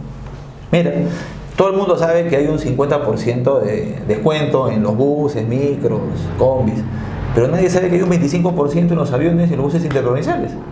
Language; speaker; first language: Spanish; native; Spanish